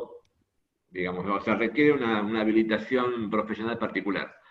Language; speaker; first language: Spanish; native; Spanish